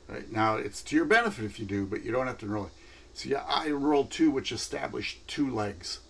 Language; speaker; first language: English; native; English